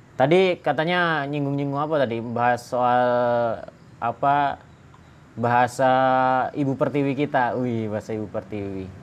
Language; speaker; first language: Indonesian; native; Indonesian